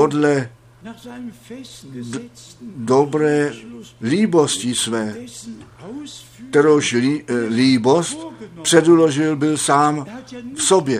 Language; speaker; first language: Czech; non-native, fluent; German